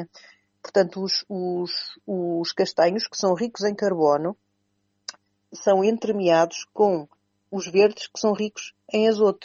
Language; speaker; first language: Portuguese; native; Portuguese